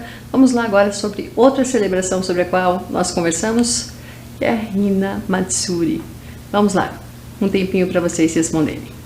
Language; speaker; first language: Portuguese; native; Portuguese